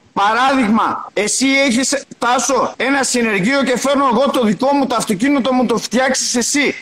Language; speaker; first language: Greek; early bilingual, other home language; Albanian